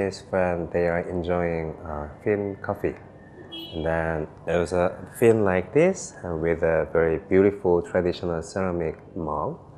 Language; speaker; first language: English; non-native, fluent; Korean